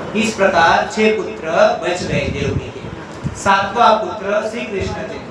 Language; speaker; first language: Hindi; non-native, local second language; Marathi